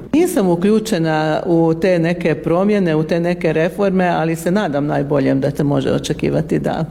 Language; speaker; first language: Croatian; early bilingual, heritage; Croatian